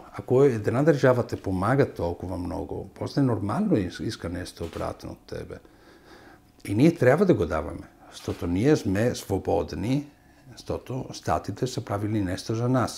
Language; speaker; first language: Bulgarian; non-native, fluent; Italian